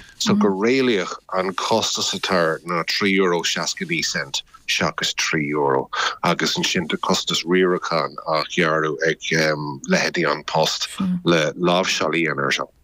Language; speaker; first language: Irish; native; Irish